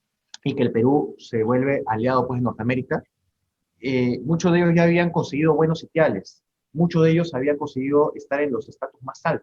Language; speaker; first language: Spanish; native; Spanish